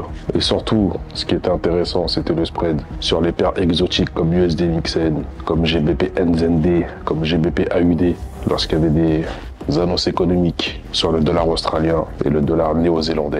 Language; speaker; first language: French; native; French